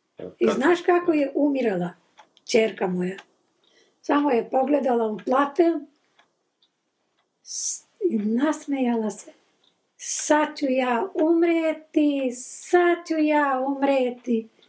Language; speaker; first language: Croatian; non-native, local second language; Slovak